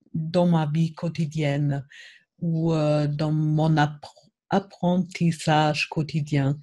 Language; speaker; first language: French; non-native, fluent; German